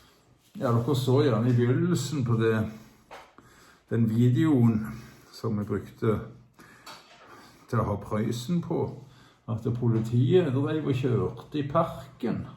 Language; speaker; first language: Norwegian; native; Norwegian